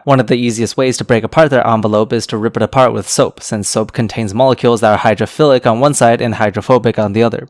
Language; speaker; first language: English; native; English